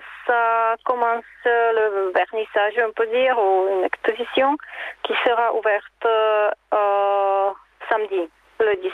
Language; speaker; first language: French; non-native, learner; Czech